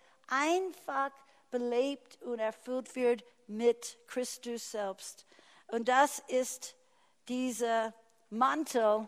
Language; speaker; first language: German; non-native, fluent; English